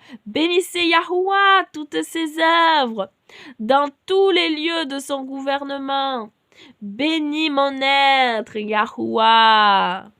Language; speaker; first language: French; native; French